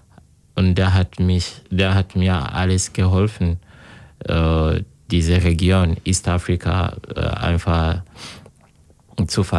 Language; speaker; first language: German; non-native, learner; Kinyarwanda